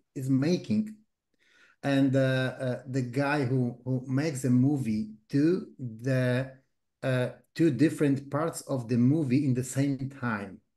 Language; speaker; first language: English; non-native, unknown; Polish